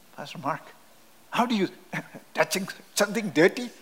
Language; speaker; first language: English; non-native, local second language; Malayalam